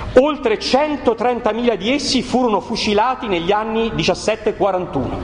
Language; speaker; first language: Italian; native; Italian